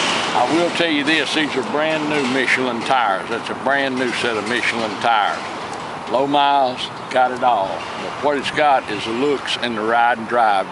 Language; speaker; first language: English; native; English